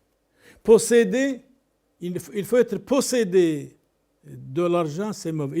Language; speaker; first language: French; non-native, local second language; Arabic